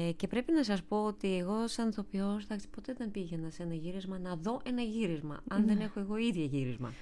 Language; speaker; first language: Greek; non-native, fluent; Russian